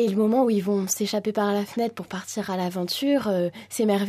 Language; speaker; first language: French; native; French